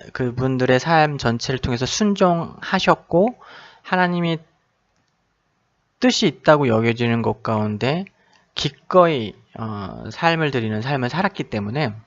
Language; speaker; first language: Korean; native; Korean